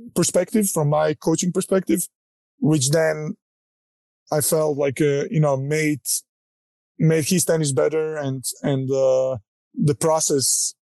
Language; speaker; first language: English; non-native, fluent; Croatian